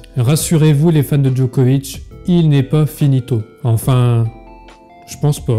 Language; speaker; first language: French; native; French